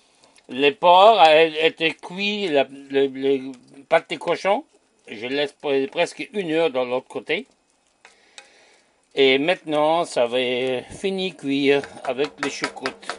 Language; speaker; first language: French; non-native, learner; German